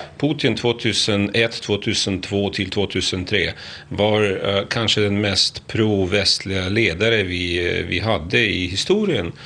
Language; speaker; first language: Swedish; non-native, fluent; Russian